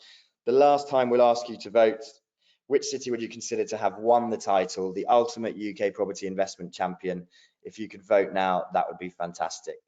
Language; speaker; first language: English; native; English